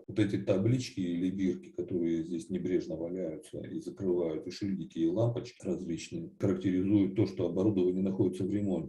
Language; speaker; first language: Russian; native; Russian